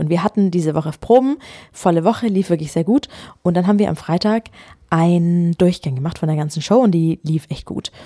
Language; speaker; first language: German; native; German